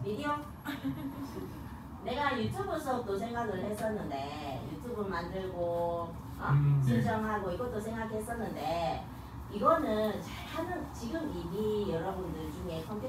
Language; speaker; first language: Korean; native; Korean